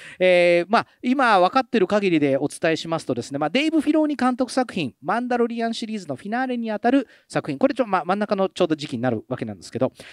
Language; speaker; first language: Japanese; early bilingual, other home language; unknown